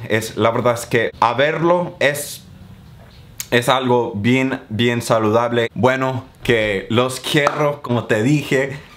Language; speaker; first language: Spanish; non-native, fluent; English